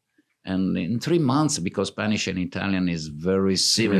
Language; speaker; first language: English; non-native, fluent; Italian